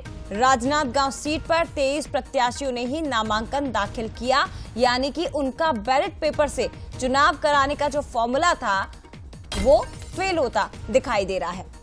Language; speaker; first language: Hindi; native; Hindi